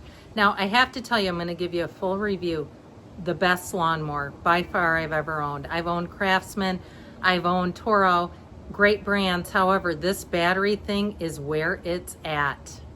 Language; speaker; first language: English; native; English